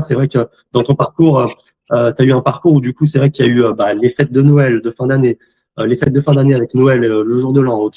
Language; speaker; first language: French; native; French